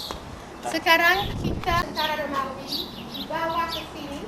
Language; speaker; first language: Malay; non-native, fluent; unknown